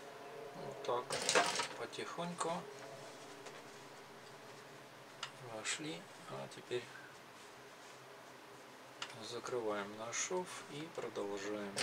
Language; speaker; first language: Russian; native; Russian